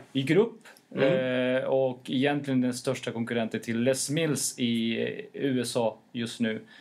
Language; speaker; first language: Swedish; native; Swedish